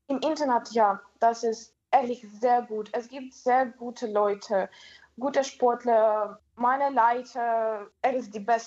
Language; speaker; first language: German; non-native, learner; Ukrainian